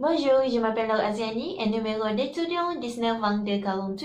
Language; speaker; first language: French; non-native, learner; Malay